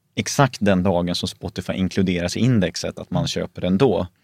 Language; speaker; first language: Swedish; native; Swedish